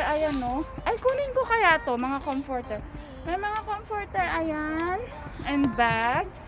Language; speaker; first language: Filipino; native; Filipino